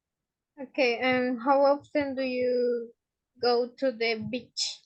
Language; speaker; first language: English; non-native, learner; Spanish